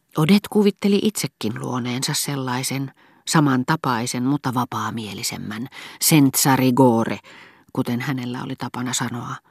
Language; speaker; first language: Finnish; native; Finnish